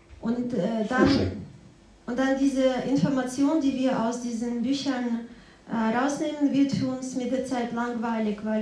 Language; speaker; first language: German; non-native, fluent; Russian